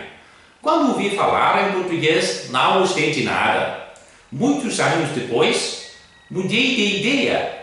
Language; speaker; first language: Portuguese; non-native, fluent; Greek